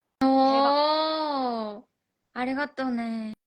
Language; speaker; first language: Japanese; non-native, learner; Korean